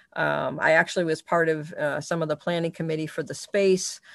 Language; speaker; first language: English; native; English